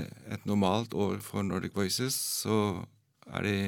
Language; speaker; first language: Norwegian; native; Norwegian